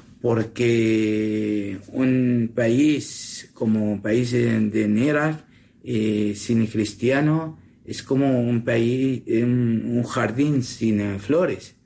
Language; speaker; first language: Spanish; non-native, learner; Assyrian Neo-Aramaic